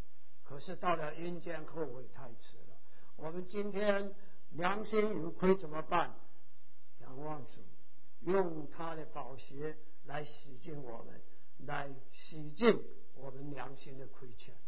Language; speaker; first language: Chinese; native; Chinese